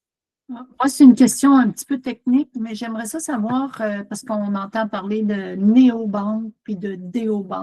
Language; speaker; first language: French; native; French